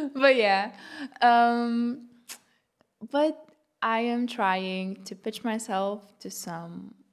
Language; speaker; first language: English; non-native, fluent; Lithuanian